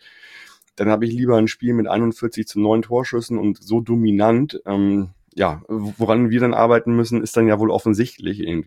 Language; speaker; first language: German; native; German